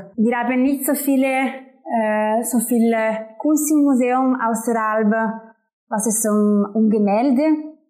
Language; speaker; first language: German; non-native, local second language; Italian